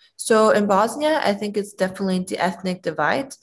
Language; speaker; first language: English; non-native, fluent; Chinese